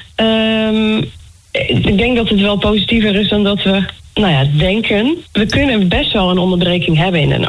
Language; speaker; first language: Dutch; native; Dutch